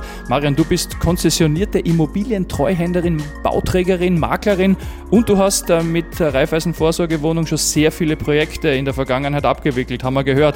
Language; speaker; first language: German; native; German